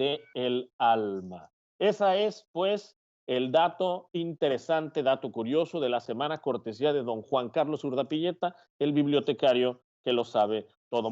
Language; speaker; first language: Spanish; native; Spanish